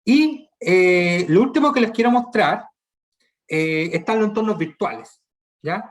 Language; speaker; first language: Spanish; native; Spanish